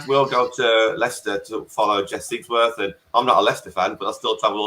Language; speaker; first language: English; native; English